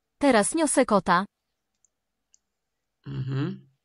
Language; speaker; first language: Polish; non-native, learner; Russian